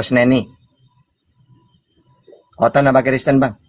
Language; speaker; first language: Indonesian; native; Indonesian